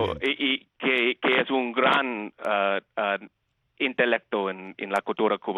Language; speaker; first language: Spanish; early bilingual, heritage; Spanish